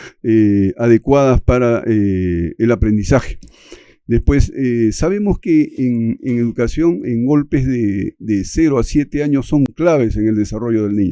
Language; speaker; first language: Spanish; native; Spanish